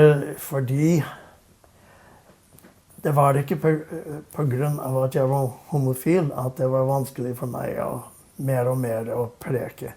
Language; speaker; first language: Norwegian; non-native, fluent; English